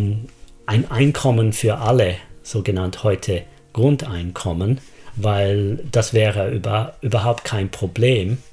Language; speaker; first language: German; non-native, fluent; English